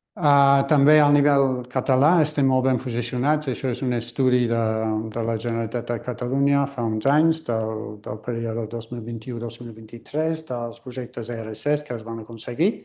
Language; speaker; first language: Catalan; non-native, fluent; English